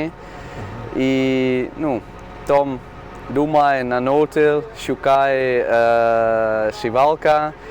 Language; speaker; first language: Ukrainian; non-native, learner; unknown